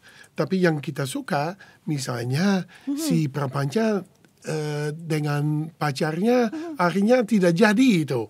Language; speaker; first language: Indonesian; non-native, fluent; Dutch